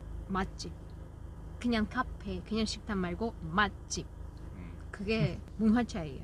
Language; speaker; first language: Korean; non-native, learner; Russian